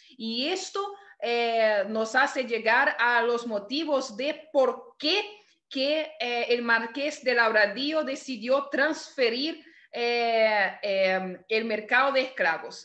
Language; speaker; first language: Spanish; non-native, fluent; Portuguese